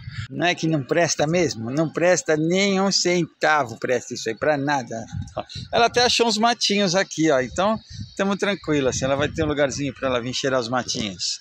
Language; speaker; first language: Portuguese; native; Portuguese